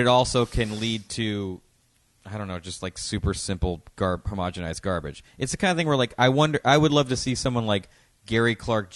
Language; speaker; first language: English; native; English